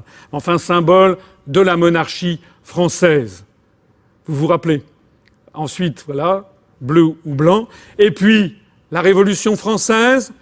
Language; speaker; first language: French; native; French